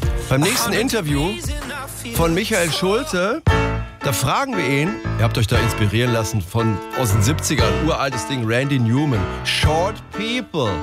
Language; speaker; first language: German; native; German